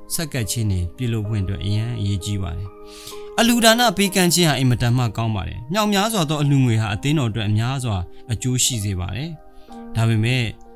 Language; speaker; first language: Burmese; non-native, local second language; Hakha Chin